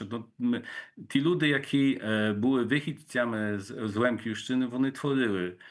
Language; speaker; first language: Polish; non-native, local second language; Ukrainian